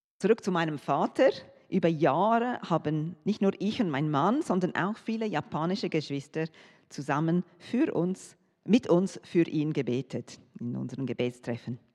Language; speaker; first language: German; non-native, fluent; English